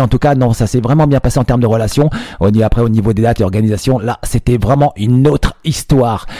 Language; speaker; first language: French; native; French